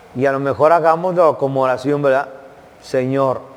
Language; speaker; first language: Spanish; native; Spanish